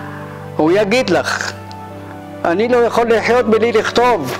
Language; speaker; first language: Hebrew; non-native, fluent; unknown